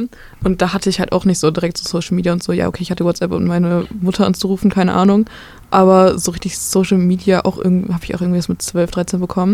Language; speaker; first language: German; native; German